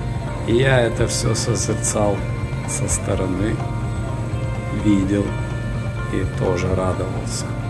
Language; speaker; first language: Russian; native; Russian